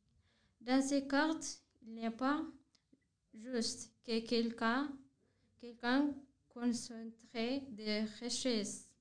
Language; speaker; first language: French; non-native, learner; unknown